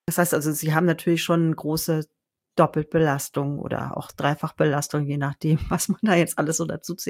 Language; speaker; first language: German; native; German